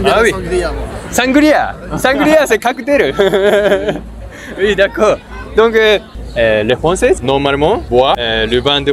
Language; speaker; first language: French; non-native, learner; Japanese